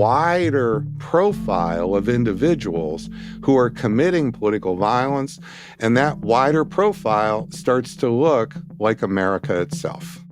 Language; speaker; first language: English; native; English